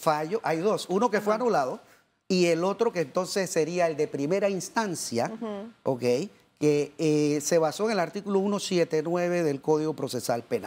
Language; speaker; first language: Spanish; native; Spanish